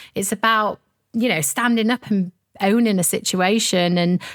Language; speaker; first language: English; native; English